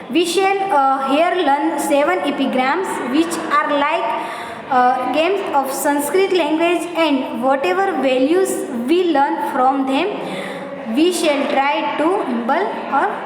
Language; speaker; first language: English; non-native, local second language; Gujarati